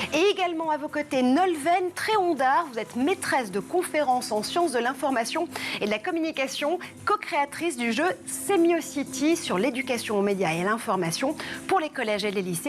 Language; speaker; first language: French; native; French